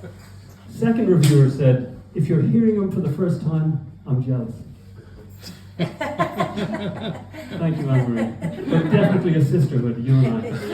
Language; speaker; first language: English; native; English